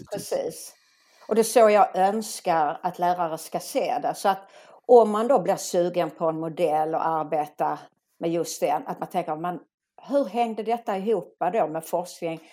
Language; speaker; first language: Swedish; native; Swedish